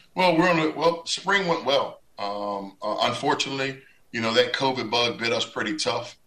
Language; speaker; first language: English; native; English